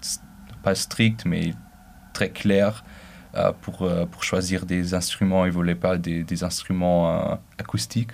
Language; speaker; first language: French; non-native, local second language; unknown